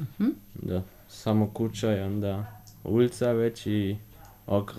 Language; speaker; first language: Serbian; early bilingual, heritage; Serbian